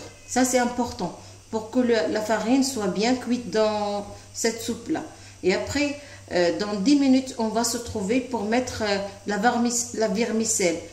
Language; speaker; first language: French; non-native, local second language; Arabic